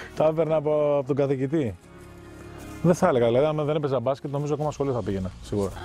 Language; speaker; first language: Greek; native; Greek